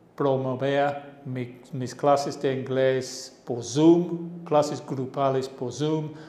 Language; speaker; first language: Spanish; non-native, fluent; English